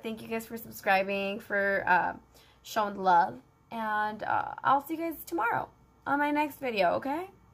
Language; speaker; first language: English; early bilingual, other home language; Spanish